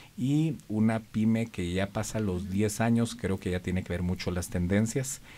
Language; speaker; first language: Spanish; native; Spanish